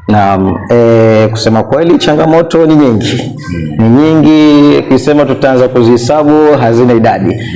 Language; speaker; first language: Swahili; native; Swahili